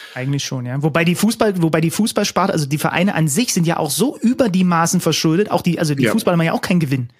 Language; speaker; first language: German; native; German